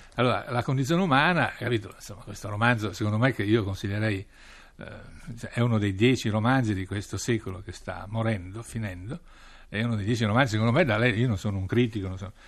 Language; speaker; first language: Italian; native; Italian